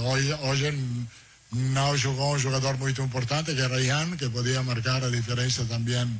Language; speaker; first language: Portuguese; non-native, fluent; Italian